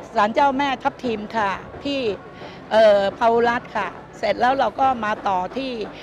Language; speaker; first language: Thai; native; Thai